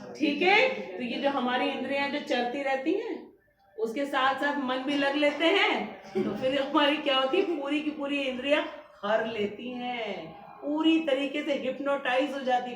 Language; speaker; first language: Hindi; native; Hindi